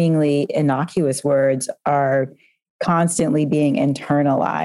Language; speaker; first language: English; native; English